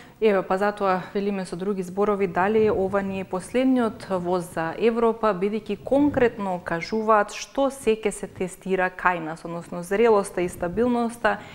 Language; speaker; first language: Macedonian; native; Macedonian